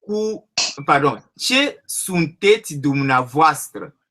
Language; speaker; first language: Romanian; non-native, learner; French